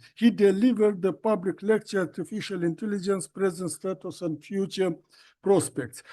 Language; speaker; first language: English; non-native, fluent; Romanian